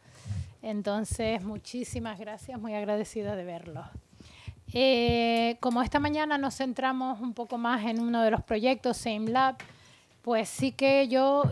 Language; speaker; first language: Spanish; native; Spanish